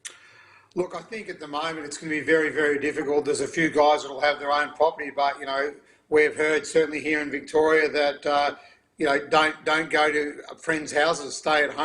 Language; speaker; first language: English; native; English